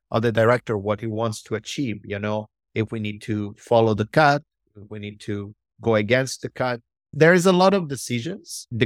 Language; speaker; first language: English; non-native, fluent; Italian